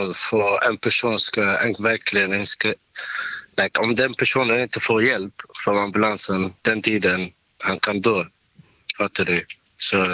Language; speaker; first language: Swedish; non-native, learner; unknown